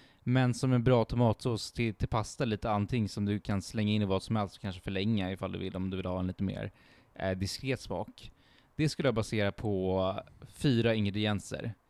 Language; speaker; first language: Swedish; early bilingual, other home language; Italian